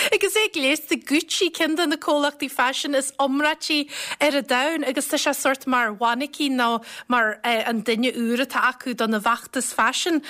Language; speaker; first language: Irish; native; Irish